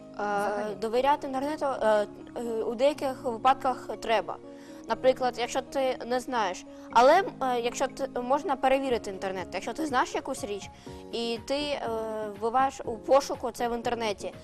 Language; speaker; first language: Ukrainian; non-native, local second language; Russian